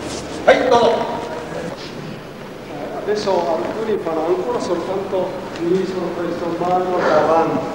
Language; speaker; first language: Italian; non-native, learner; Japanese